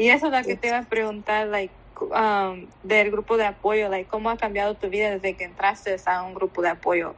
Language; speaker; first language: Spanish; early bilingual, other home language; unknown